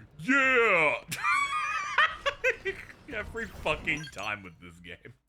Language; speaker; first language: English; native; English